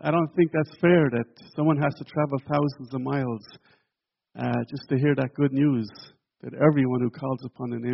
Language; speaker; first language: English; native; English